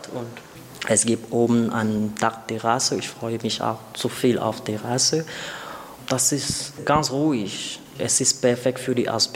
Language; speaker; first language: German; non-native, learner; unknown